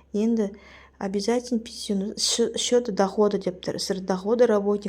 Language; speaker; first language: Russian; non-native, local second language; Kazakh